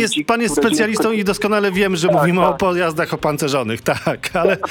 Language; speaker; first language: Polish; native; Polish